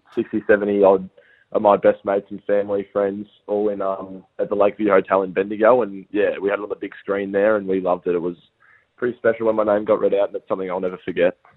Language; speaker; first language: English; native; English